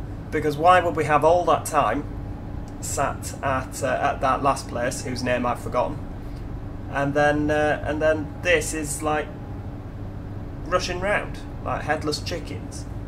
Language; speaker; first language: English; native; English